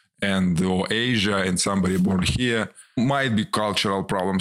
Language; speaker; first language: English; non-native, fluent; Ukrainian